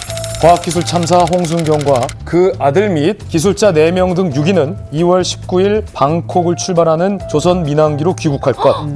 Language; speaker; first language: Korean; native; Korean